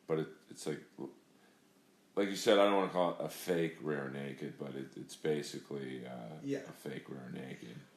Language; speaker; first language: English; native; English